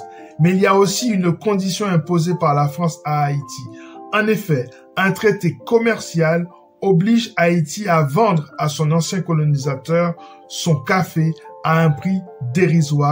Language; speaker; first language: French; non-native, local second language; Haitian Creole